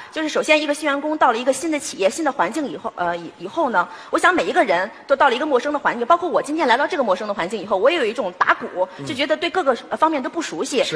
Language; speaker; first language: Chinese; native; Chinese